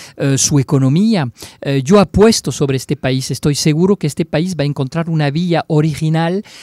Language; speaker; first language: Spanish; non-native, fluent; French